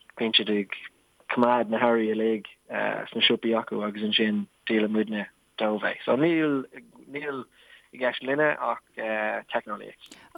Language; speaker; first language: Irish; non-native, local second language; English